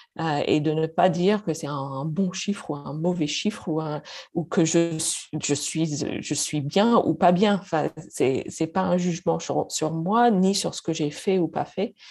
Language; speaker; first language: French; non-native, fluent; English